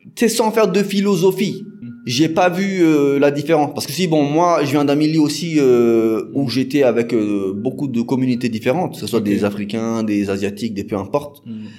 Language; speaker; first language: French; native; French